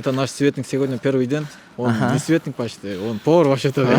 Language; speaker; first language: Russian; non-native, local second language; Kyrgyz